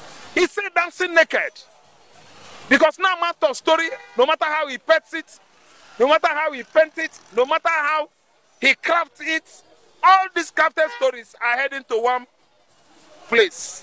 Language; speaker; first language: English; non-native, local second language; Igbo